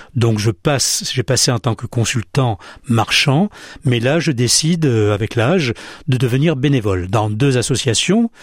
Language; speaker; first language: French; native; French